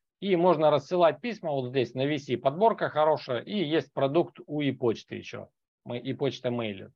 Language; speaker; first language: Russian; native; Russian